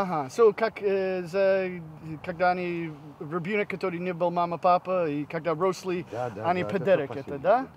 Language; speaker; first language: Russian; non-native, learner; English